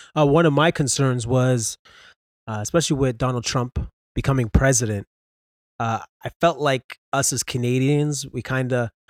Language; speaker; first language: English; native; English